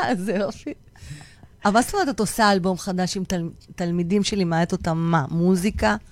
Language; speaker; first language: Hebrew; native; Hebrew